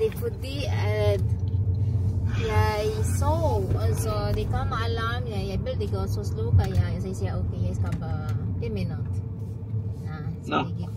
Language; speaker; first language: Danish; non-native, fluent; Filipino